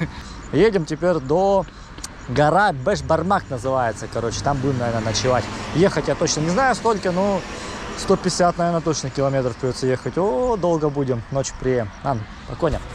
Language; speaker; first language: Russian; native; Russian